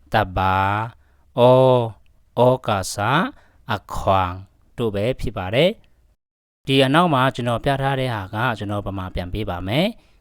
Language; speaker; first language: Burmese; non-native, local second language; Pa'o Karen